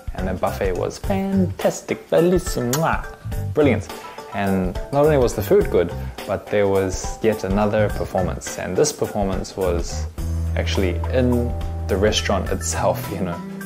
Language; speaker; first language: English; early bilingual, other home language; Chinese